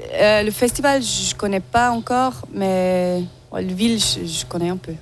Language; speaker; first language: French; non-native, local second language; Swiss German